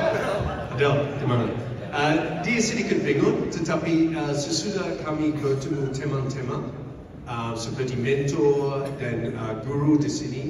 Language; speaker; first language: Indonesian; non-native, learner; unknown